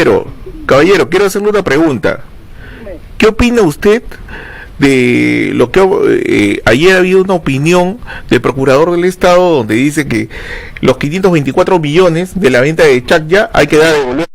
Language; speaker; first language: Spanish; native; Spanish